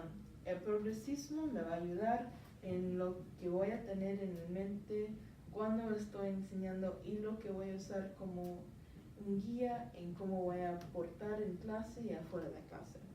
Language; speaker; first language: Spanish; non-native, learner; English